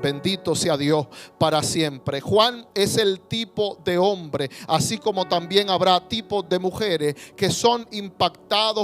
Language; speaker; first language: Spanish; native; Spanish